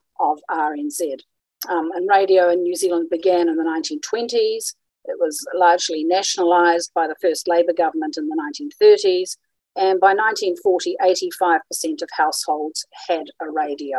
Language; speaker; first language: English; native; English